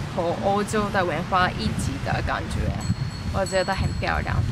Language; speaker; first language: Chinese; non-native, learner; Japanese